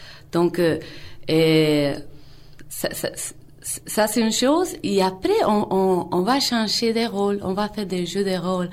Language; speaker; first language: French; non-native, fluent; Spanish